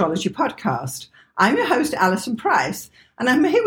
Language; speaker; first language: English; native; English